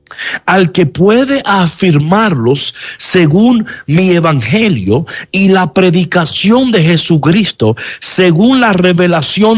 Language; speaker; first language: Spanish; native; Spanish